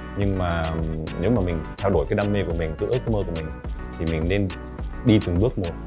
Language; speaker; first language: Vietnamese; early bilingual, heritage; Vietnamese